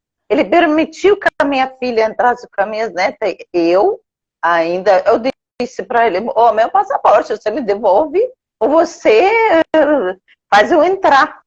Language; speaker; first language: Portuguese; non-native, fluent; Arabic